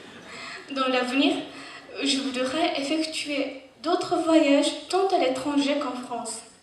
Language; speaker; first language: French; non-native, fluent; Japanese